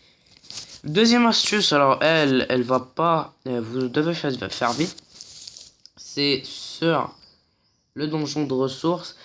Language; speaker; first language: French; native; French